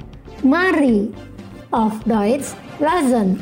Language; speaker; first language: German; non-native, fluent; Indonesian